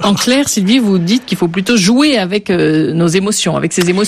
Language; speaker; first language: French; native; French